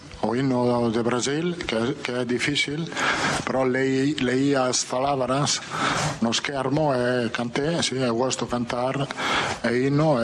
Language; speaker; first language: Portuguese; non-native, learner; Italian